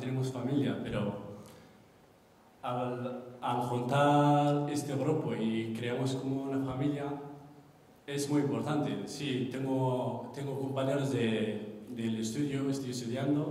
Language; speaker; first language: Spanish; non-native, fluent; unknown